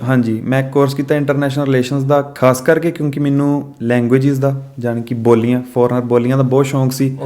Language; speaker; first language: Punjabi; early bilingual, heritage; Punjabi